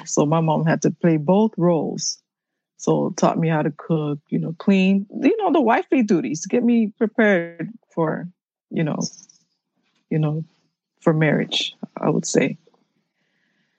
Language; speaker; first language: English; early bilingual, other home language; Haitian Creole